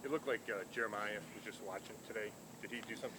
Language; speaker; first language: English; native; English